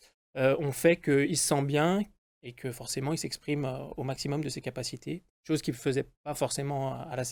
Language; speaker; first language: French; native; French